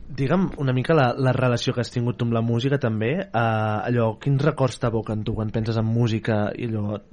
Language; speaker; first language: Catalan; native; Catalan